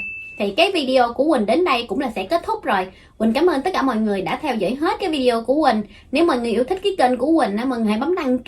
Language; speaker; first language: Vietnamese; native; Vietnamese